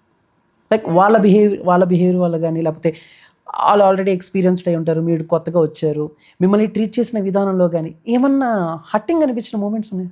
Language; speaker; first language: Telugu; native; Telugu